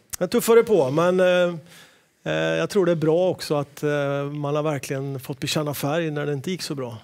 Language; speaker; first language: Swedish; native; Swedish